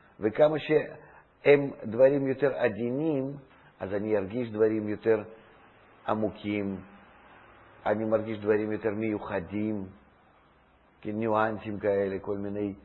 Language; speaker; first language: Hebrew; non-native, fluent; Russian